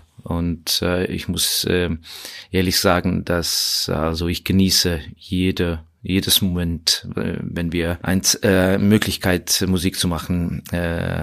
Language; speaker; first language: German; non-native, fluent; Estonian